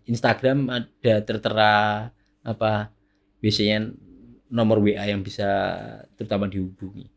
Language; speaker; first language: Indonesian; native; Indonesian